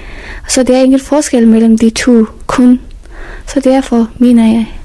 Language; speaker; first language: Danish; non-native, fluent; Persian